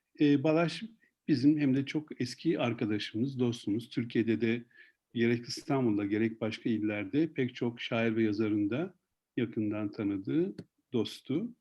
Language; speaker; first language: Turkish; native; Turkish